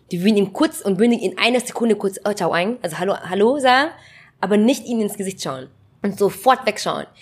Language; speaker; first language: German; early bilingual, other home language; Vietnamese